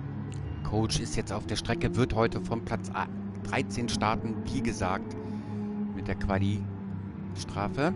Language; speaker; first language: German; native; German